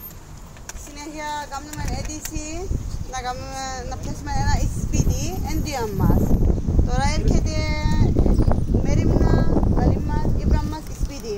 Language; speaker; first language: Greek; non-native, learner; Turkish